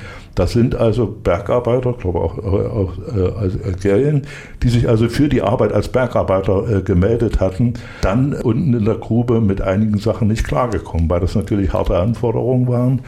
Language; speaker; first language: German; native; German